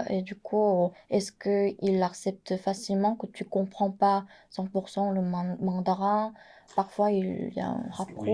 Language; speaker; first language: French; non-native, fluent; Korean